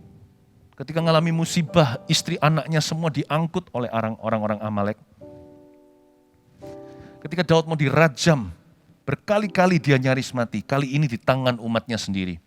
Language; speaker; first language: Indonesian; native; Indonesian